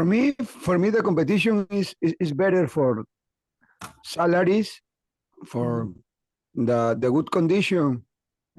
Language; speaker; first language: English; non-native, learner; Spanish